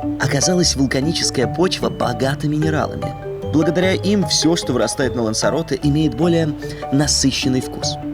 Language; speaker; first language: Russian; native; Russian